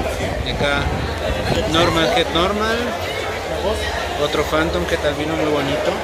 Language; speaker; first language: Spanish; native; Spanish